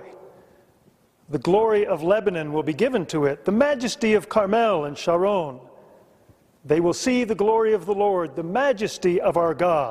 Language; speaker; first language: English; native; English